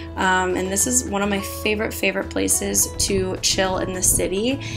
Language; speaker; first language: English; native; English